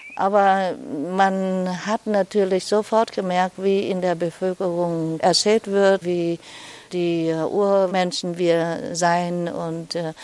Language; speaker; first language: German; non-native, fluent; Vietnamese